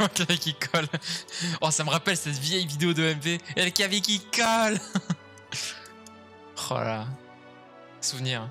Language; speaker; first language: French; native; French